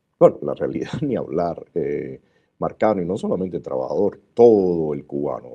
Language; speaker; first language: Spanish; native; Spanish